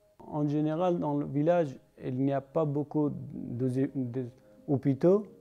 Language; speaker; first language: French; non-native, learner; Persian